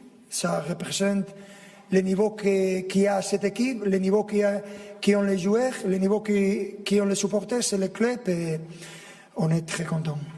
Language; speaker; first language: French; non-native, fluent; Spanish